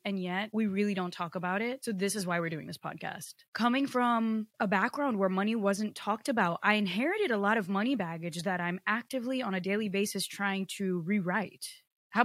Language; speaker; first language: English; early bilingual, other home language; Portuguese